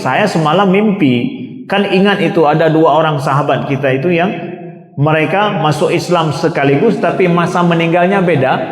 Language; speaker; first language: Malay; non-native, local second language; Achinese